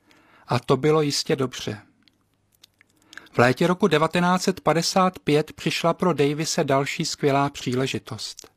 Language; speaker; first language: Czech; native; Czech